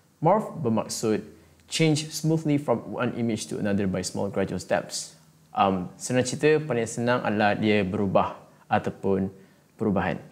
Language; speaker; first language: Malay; native; Malay